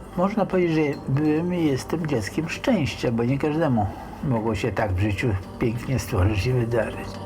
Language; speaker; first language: Polish; native; Polish